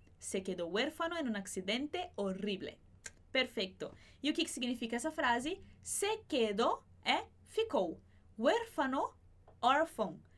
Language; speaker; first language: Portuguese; native; Portuguese